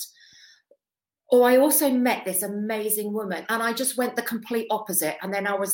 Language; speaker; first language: English; native; English